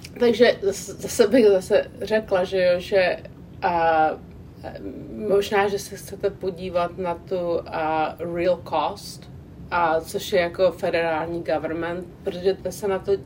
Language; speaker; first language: Czech; non-native, local second language; English